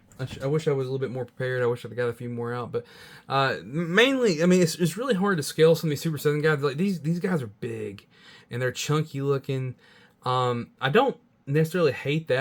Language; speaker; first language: English; native; English